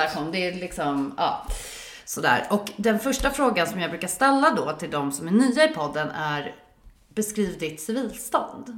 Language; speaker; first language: Swedish; native; Swedish